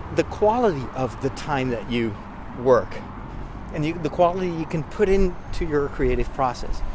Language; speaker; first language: English; non-native, fluent; Dutch